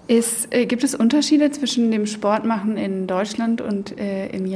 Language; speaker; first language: German; native; German